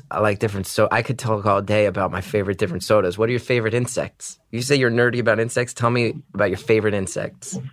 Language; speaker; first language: English; native; English